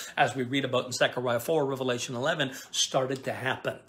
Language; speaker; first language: English; native; English